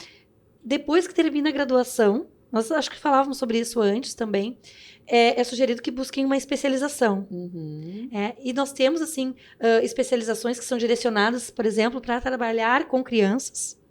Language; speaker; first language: Portuguese; native; Portuguese